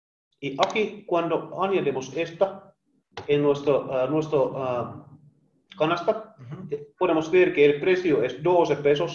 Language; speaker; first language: Spanish; non-native, learner; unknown